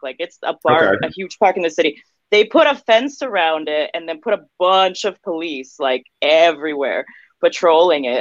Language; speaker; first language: English; early bilingual, other home language; Russian